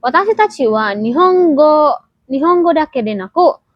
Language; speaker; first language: Japanese; non-native, learner; Indonesian